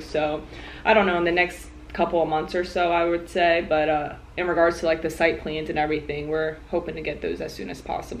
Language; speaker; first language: English; native; English